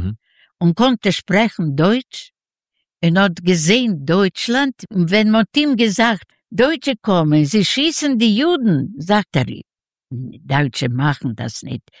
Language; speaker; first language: German; non-native, learner; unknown